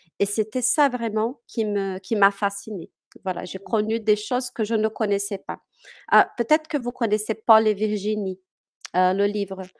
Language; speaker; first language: French; non-native, fluent; Portuguese